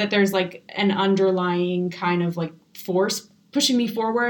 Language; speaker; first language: English; native; English